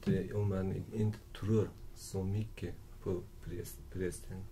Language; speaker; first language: Swedish; non-native, learner; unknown